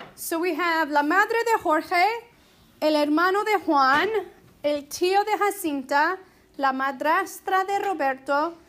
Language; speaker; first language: Spanish; non-native, fluent; English